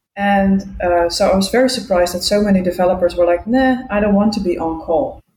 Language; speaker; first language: English; non-native, fluent; Dutch